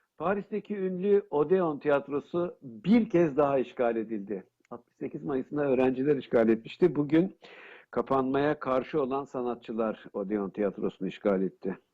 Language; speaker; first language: Turkish; native; Turkish